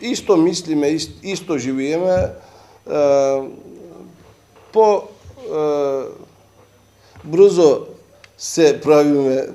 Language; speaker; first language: Macedonian; early bilingual, heritage; Macedonian